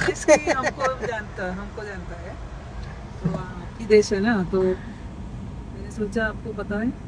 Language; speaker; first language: Hindi; non-native, local second language; Malayalam